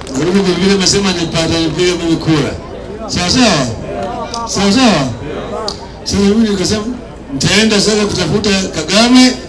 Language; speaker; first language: Swahili; non-native, local second language; Gusii